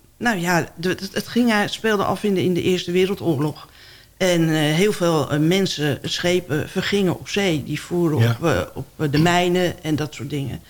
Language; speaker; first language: Dutch; native; Dutch